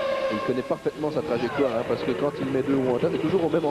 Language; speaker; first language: French; native; French